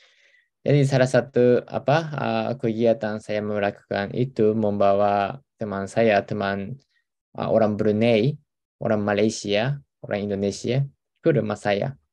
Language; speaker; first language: Indonesian; non-native, fluent; Japanese